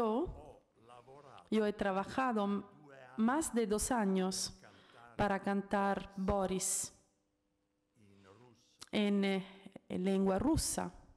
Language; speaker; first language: Spanish; non-native, fluent; Italian